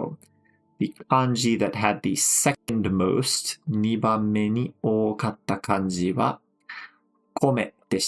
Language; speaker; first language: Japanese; non-native, fluent; English